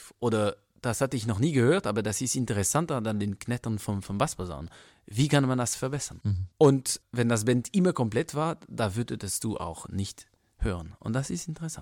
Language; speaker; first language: German; non-native, fluent; French